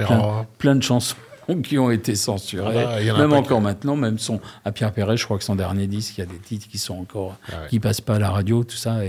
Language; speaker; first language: French; native; French